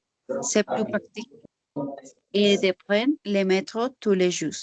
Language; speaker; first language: French; non-native, learner; Spanish